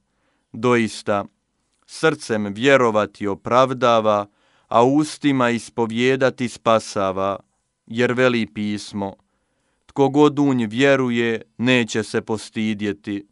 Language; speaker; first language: Croatian; native; Croatian